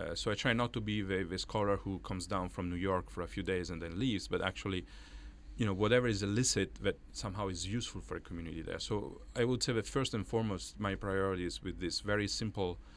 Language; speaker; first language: English; non-native, fluent; Italian